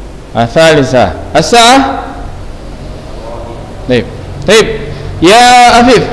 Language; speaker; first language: Arabic; non-native, fluent; Indonesian